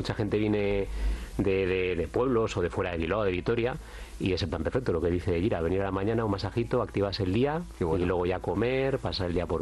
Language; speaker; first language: Spanish; native; Spanish